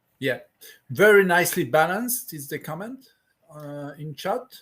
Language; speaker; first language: English; non-native, fluent; Polish